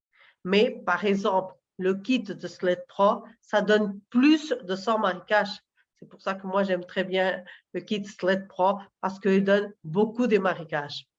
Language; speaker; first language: French; non-native, learner; Portuguese